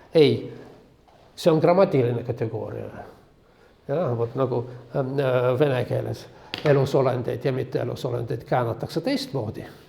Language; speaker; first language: Estonian; non-native, local second language; Russian